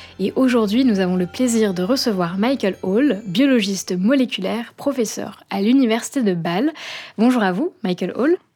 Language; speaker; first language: French; native; French